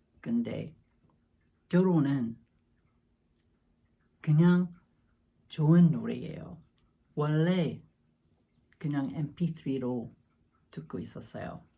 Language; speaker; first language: Korean; non-native, learner; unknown